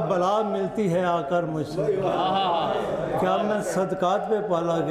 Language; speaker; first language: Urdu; non-native, local second language; Punjabi